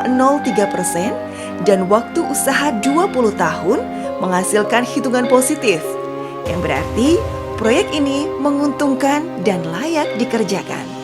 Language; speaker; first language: Indonesian; native; Indonesian